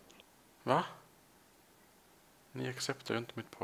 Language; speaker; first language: Swedish; native; Swedish